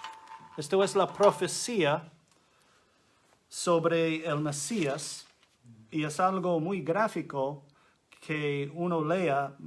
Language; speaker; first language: Spanish; non-native, fluent; English